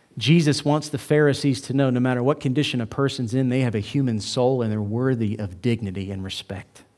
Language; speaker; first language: English; native; English